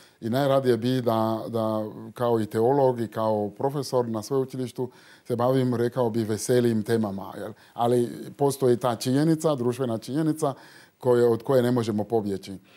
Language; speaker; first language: Croatian; non-native, fluent; Fon